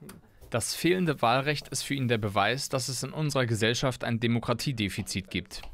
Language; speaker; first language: German; native; German